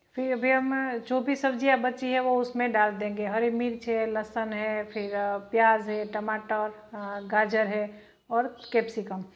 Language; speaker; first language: Hindi; non-native, local second language; Gujarati